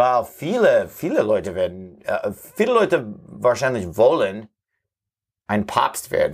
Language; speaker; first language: German; non-native, fluent; English